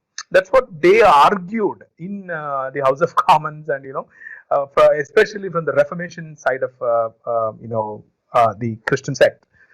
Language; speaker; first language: English; non-native, local second language; Telugu